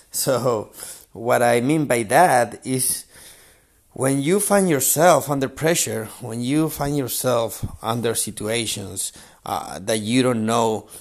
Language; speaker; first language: English; non-native, fluent; Spanish